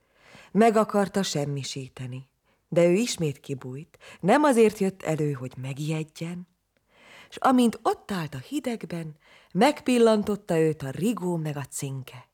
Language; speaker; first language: Hungarian; native; Hungarian